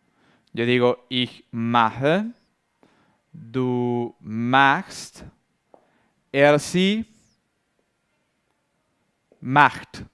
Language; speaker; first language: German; non-native, fluent; Spanish